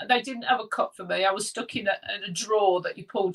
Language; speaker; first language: English; native; English